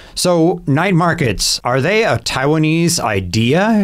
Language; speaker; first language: English; native; English